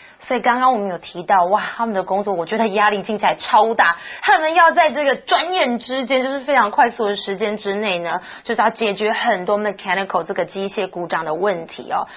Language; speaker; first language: Chinese; native; Chinese